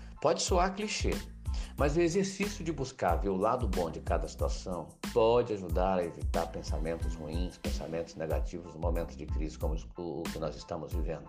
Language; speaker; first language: Portuguese; native; Portuguese